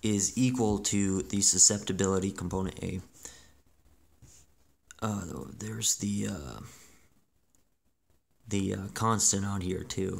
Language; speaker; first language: English; native; English